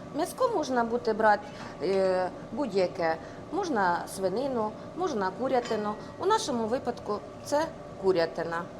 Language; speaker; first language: Ukrainian; native; Ukrainian